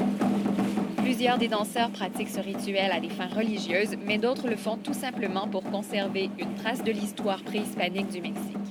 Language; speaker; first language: French; native; French